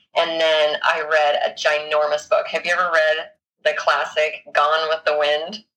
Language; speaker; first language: English; native; English